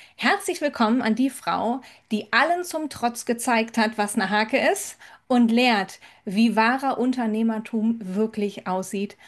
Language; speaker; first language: German; native; German